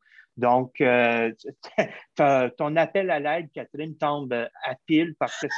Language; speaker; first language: French; native; French